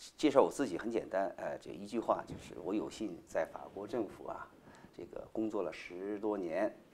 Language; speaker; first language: Chinese; native; Chinese